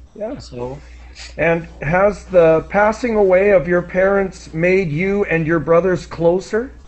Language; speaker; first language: English; native; English